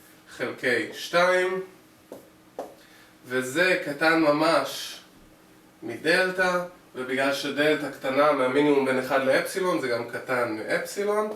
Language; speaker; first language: Hebrew; native; Hebrew